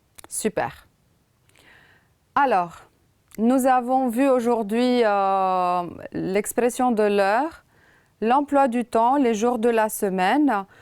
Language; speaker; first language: French; non-native, fluent; Romanian